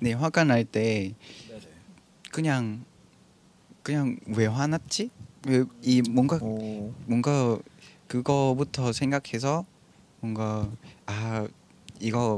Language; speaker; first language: Korean; non-native, learner; Vietnamese